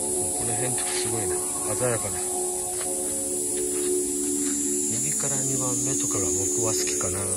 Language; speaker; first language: Japanese; native; Japanese